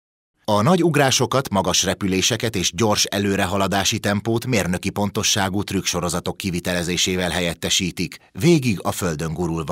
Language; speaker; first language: Hungarian; native; Hungarian